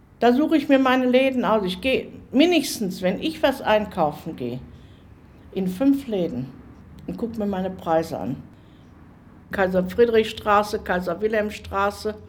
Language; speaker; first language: German; native; German